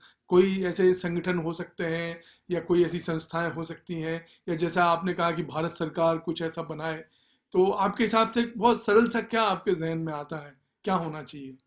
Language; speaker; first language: Hindi; native; Hindi